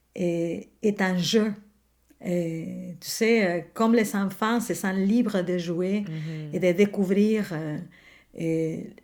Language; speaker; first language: French; non-native, fluent; Spanish